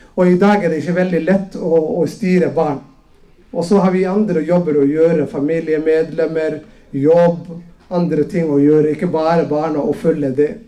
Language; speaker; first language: Norwegian; non-native, fluent; Somali